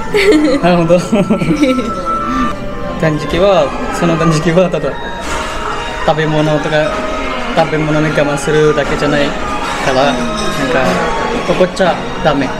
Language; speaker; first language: Japanese; non-native, fluent; Indonesian